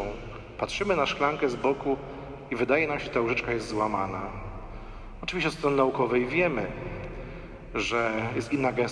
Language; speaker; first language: Polish; native; Polish